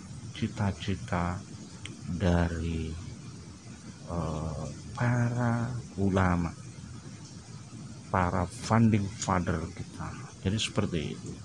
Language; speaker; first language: Indonesian; native; Indonesian